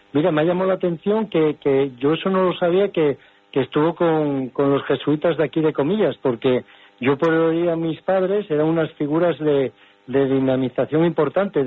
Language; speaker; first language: Spanish; native; Spanish